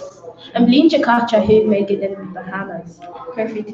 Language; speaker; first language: Irish; non-native, local second language; English